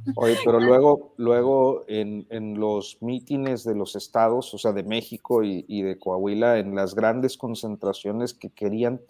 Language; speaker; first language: Spanish; native; Spanish